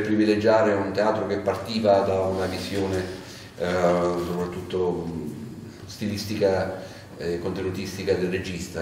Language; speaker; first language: Italian; native; Italian